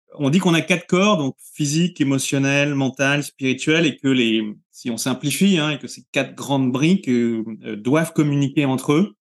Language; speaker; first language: French; native; French